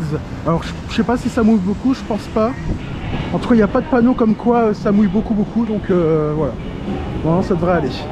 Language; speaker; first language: French; native; French